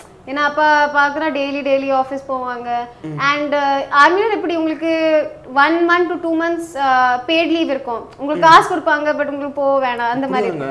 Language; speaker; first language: Tamil; non-native, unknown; Hindi